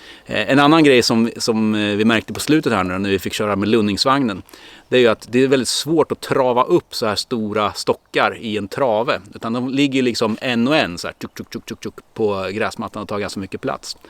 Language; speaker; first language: Swedish; native; Swedish